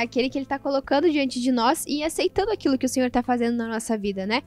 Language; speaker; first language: Portuguese; native; Portuguese